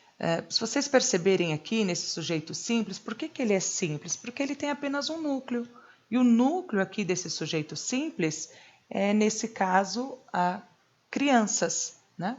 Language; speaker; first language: Portuguese; native; Portuguese